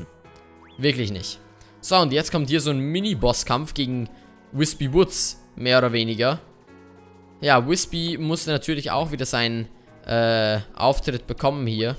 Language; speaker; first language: German; native; German